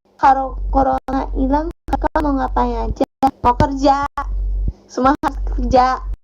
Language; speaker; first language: Indonesian; non-native, fluent; Japanese